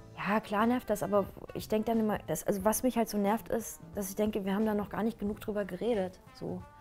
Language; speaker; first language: German; early bilingual, other home language; Persian